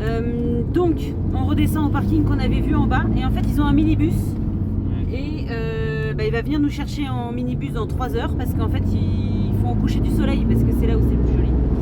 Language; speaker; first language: French; native; French